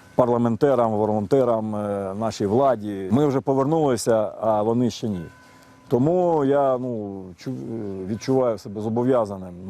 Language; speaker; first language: Ukrainian; native; Ukrainian